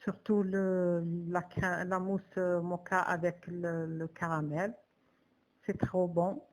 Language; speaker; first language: French; non-native, local second language; Arabic